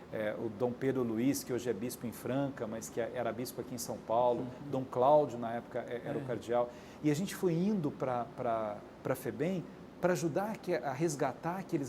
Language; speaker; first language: Portuguese; native; Portuguese